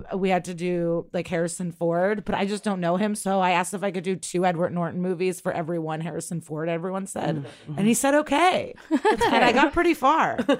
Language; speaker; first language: English; early bilingual, other home language; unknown